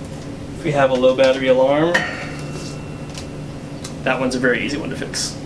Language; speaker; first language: English; native; English